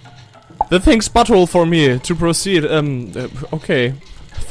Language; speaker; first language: English; non-native, fluent; German